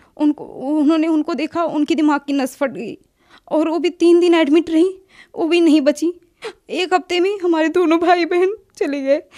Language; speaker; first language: Hindi; native; Hindi